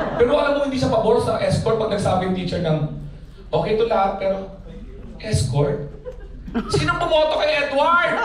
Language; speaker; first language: Filipino; native; Filipino